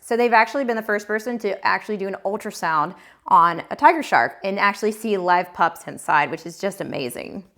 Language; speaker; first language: English; native; English